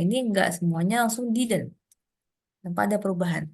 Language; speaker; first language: Indonesian; native; Indonesian